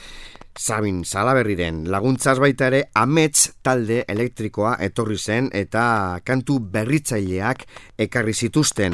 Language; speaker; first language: Basque; native; Basque